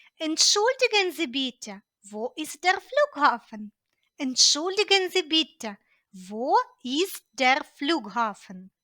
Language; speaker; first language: German; non-native, fluent; Ukrainian